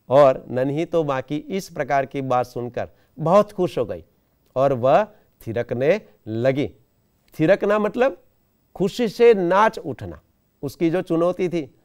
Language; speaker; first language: Hindi; non-native, local second language; Gujarati